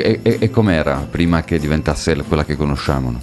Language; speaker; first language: Italian; native; Italian